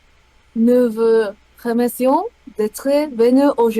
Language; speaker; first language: French; non-native, learner; Korean